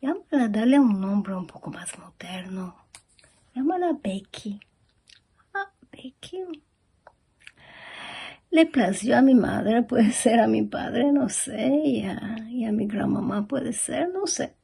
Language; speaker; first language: Spanish; early bilingual, heritage; Ladino